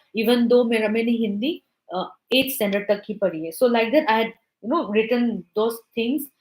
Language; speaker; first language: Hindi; non-native, local second language; Manipuri